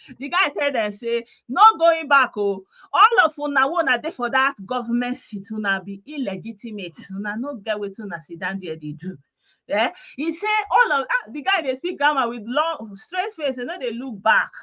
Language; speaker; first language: Nigerian Pidgin; non-native, local second language; Igbo